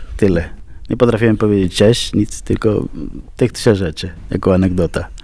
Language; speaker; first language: Polish; non-native, fluent; Spanish